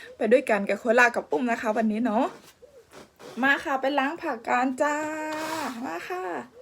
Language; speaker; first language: Thai; native; Thai